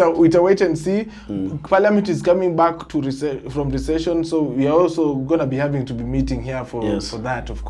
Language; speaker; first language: English; non-native, local second language; Swahili